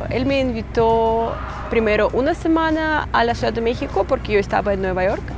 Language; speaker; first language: Spanish; non-native, fluent; Russian